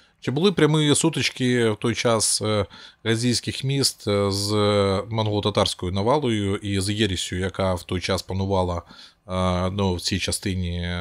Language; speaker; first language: Ukrainian; non-native, local second language; Russian